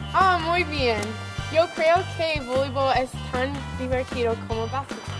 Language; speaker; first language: Spanish; non-native, learner; English